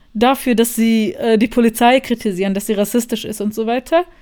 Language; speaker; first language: German; non-native, fluent; Bosnian